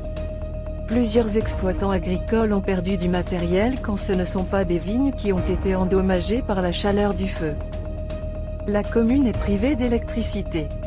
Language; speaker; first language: French; native; French